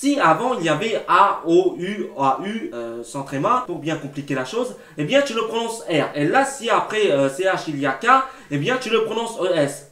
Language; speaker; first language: French; native; French